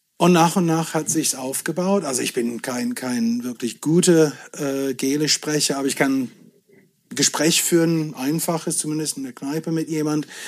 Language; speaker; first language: German; non-native, fluent; English